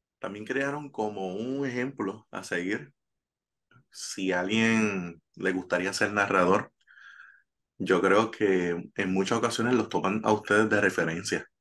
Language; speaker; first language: Spanish; native; Spanish